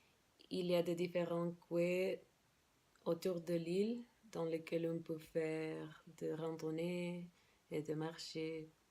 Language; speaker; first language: French; non-native, learner; Spanish